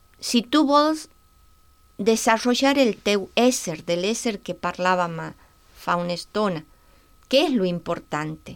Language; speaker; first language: Catalan; non-native, fluent; Spanish